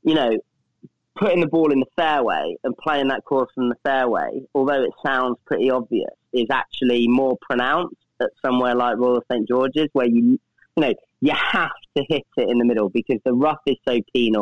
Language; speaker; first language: English; native; English